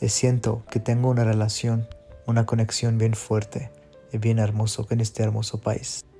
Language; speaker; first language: Spanish; non-native, fluent; Urdu